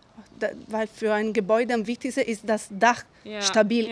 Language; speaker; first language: German; non-native, fluent; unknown